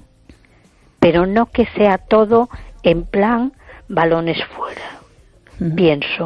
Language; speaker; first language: Spanish; native; Spanish